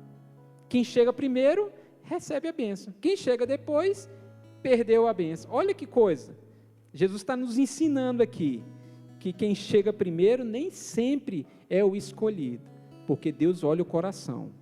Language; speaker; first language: Portuguese; native; Portuguese